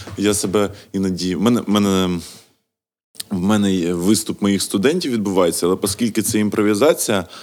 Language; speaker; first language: Ukrainian; non-native, local second language; Russian